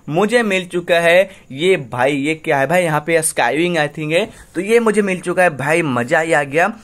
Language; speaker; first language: Hindi; native; Hindi